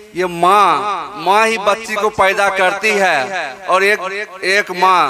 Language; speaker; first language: Hindi; native; Hindi